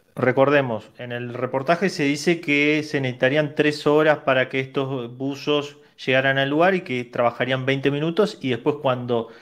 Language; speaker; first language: Spanish; native; Spanish